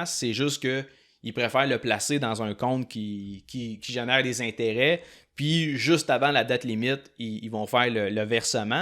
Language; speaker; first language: French; native; French